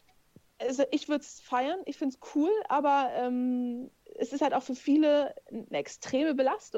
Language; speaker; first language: German; native; German